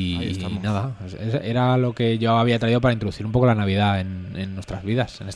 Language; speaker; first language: Spanish; native; Spanish